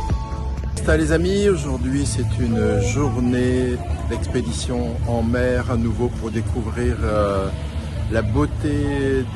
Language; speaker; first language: French; native; French